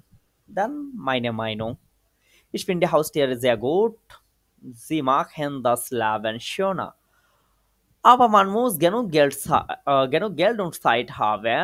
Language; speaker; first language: German; non-native, fluent; Bangla